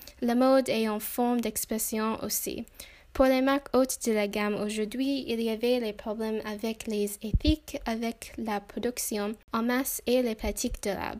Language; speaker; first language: French; non-native, learner; English